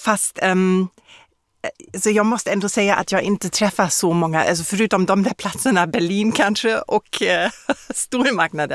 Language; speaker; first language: Swedish; non-native, fluent; German